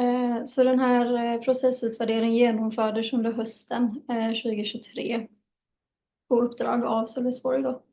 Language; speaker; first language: Swedish; native; Swedish